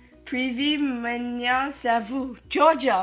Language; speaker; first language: Russian; non-native, learner; English